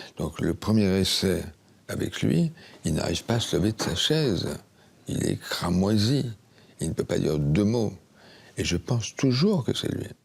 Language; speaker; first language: French; native; French